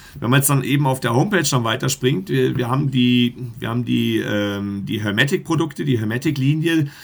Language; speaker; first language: German; native; German